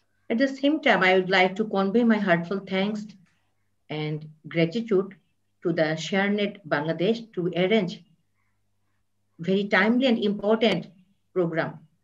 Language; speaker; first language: English; non-native, local second language; Bangla